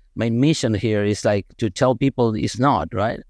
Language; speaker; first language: English; non-native, fluent; Spanish